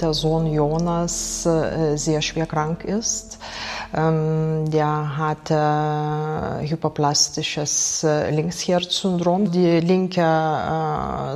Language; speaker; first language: German; non-native, fluent; Lithuanian